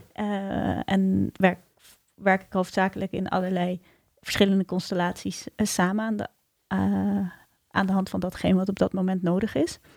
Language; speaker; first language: Dutch; native; Dutch